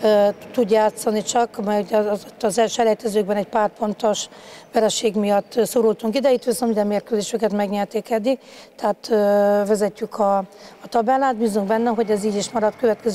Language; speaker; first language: Hungarian; native; Hungarian